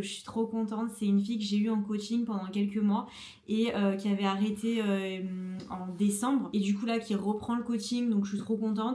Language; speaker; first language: French; native; French